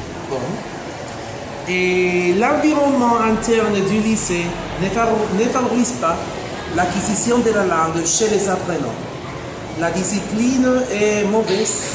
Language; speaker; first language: French; non-native, fluent; Spanish